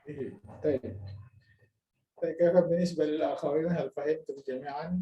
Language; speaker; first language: Arabic; non-native, fluent; Indonesian